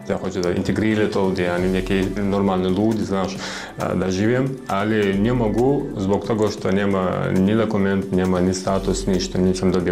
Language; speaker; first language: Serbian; non-native, local second language; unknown